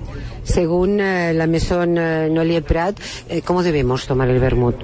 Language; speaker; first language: Spanish; non-native, local second language; Catalan